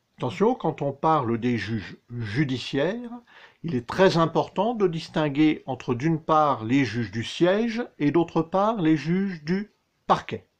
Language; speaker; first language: French; native; French